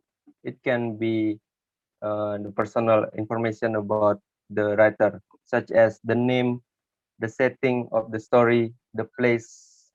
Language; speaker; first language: English; non-native, learner; Indonesian